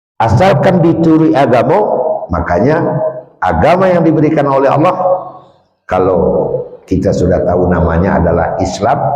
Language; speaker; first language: Malay; non-native, local second language; Minangkabau